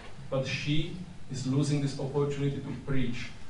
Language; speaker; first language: English; non-native, fluent; Czech